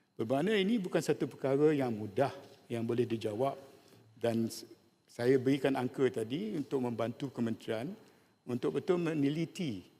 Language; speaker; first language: Malay; native; Malay